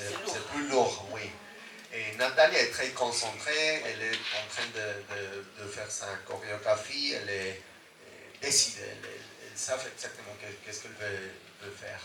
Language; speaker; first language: French; non-native, fluent; Spanish